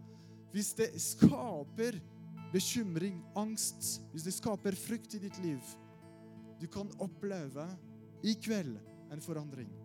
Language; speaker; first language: Norwegian; non-native, fluent; French